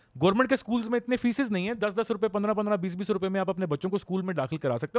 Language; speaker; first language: Hindi; native; Hindi